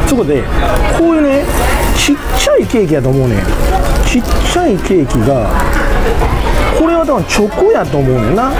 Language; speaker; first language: Japanese; native; Japanese